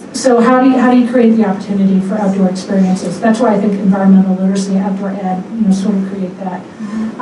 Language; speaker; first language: English; native; English